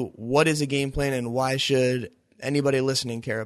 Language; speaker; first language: English; native; English